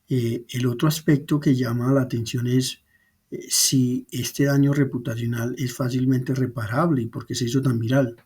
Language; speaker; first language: Spanish; native; Spanish